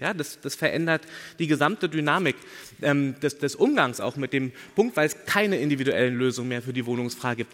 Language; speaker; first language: German; native; German